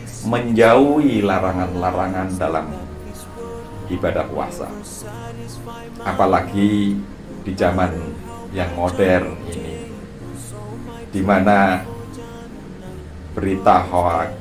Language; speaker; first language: Indonesian; native; Indonesian